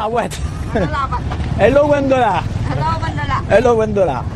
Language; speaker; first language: English; non-native, learner; French